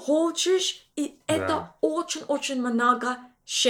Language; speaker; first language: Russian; non-native, learner; English